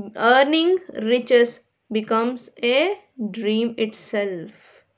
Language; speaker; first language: English; non-native, local second language; Kannada